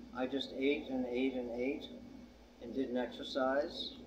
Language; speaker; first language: English; native; English